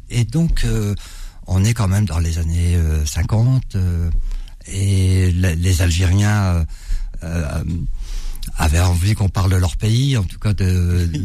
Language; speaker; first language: French; early bilingual, other home language; Arabic